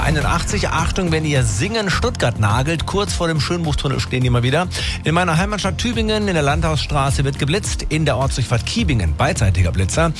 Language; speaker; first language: German; native; German